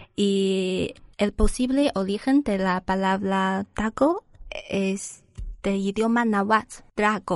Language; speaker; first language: Spanish; non-native, learner; Chinese